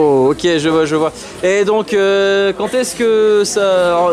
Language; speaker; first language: French; native; French